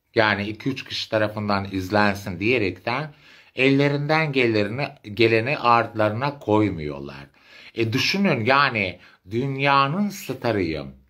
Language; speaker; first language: Turkish; native; Turkish